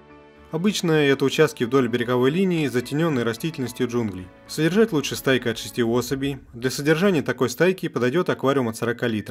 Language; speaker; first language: Russian; native; Russian